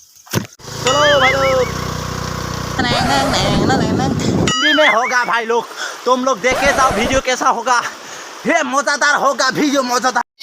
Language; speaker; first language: Hindi; non-native, local second language; Bodo